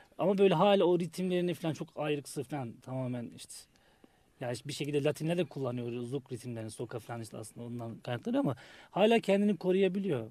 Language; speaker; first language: Turkish; native; Turkish